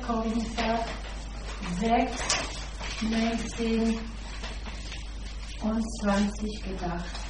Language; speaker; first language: German; non-native, fluent; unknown